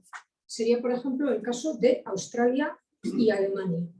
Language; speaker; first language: Spanish; native; Spanish